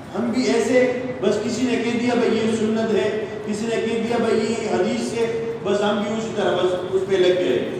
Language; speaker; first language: Urdu; non-native, local second language; Sindhi